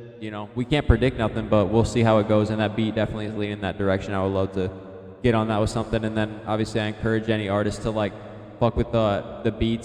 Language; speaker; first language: English; native; English